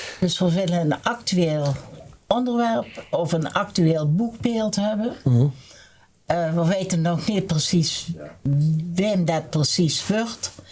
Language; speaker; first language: Dutch; native; Dutch